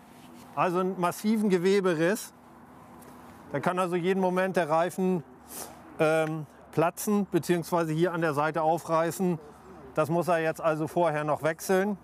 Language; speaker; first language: German; native; German